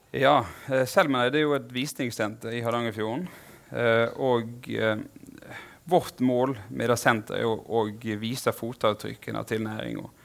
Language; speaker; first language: Norwegian; native; Norwegian